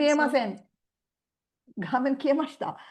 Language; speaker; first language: Japanese; non-native, fluent; Tamil